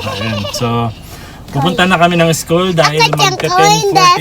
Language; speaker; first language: Filipino; native; Filipino